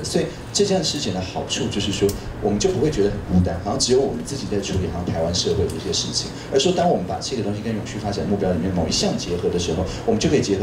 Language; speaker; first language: Chinese; native; Chinese